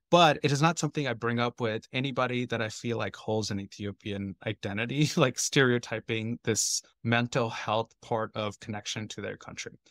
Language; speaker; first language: English; native; English